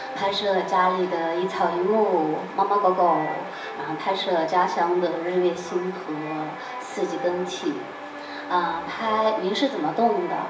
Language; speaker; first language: Chinese; native; Chinese